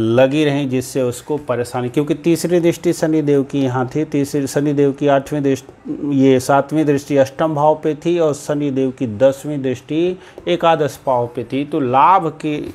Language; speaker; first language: Hindi; native; Hindi